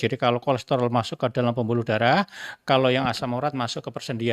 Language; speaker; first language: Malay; non-native, local second language; Javanese